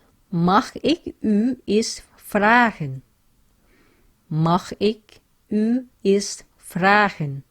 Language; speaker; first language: Dutch; non-native, fluent; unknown